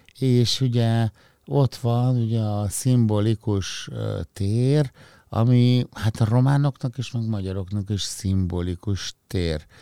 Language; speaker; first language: Hungarian; native; Hungarian